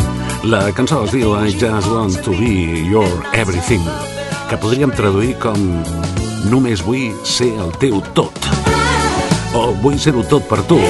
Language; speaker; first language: Catalan; native; Catalan